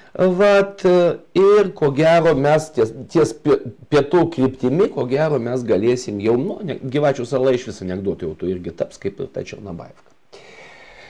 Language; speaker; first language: Lithuanian; native; Lithuanian